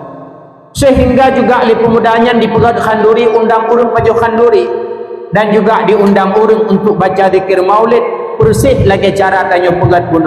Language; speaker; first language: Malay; non-native, local second language; Achinese